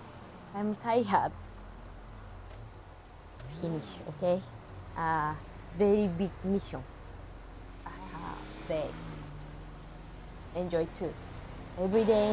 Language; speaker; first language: English; non-native, learner; Japanese